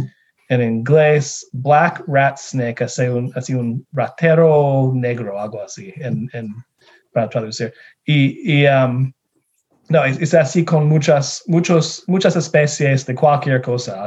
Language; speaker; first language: Spanish; non-native, fluent; English